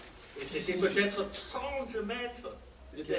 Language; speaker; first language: French; non-native, fluent; English